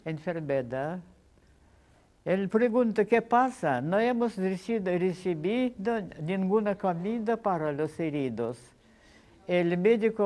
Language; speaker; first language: Spanish; non-native, fluent; Russian